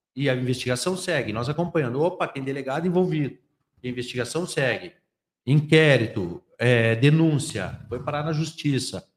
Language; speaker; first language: Portuguese; native; Portuguese